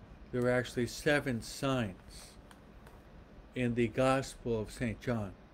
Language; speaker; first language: English; native; English